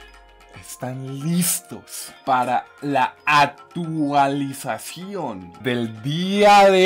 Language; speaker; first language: Spanish; native; Spanish